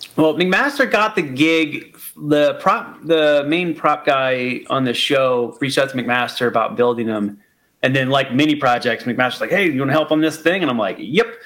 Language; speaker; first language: English; native; English